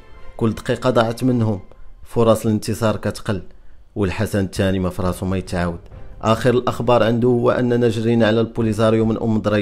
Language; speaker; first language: Arabic; native; Arabic